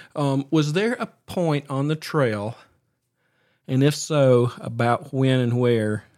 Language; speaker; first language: English; native; English